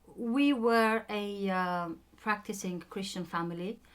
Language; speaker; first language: English; non-native, fluent; Romanian